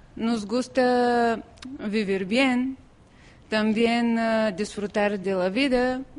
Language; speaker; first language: Spanish; non-native, fluent; Bulgarian